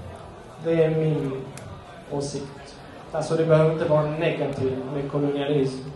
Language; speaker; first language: Swedish; non-native, fluent; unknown